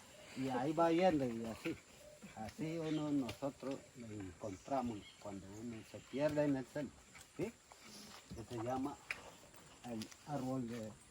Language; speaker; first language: Spanish; non-native, local second language; Ticuna